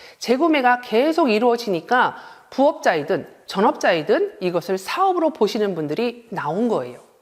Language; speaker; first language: Korean; native; Korean